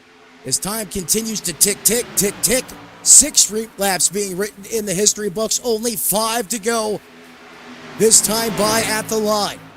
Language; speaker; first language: English; native; English